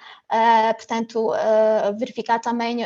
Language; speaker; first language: Portuguese; native; Portuguese